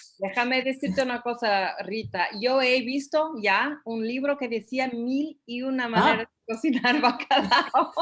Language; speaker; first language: Spanish; non-native, fluent; Portuguese